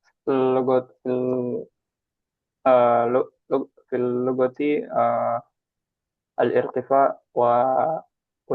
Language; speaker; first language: Arabic; non-native, learner; Indonesian